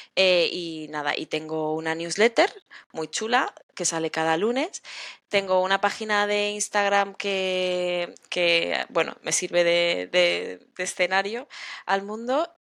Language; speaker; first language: Spanish; native; Spanish